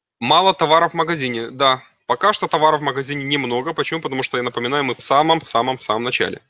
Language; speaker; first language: Russian; native; Russian